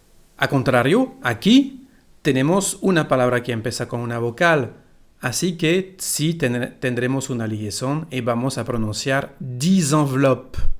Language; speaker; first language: Spanish; non-native, fluent; French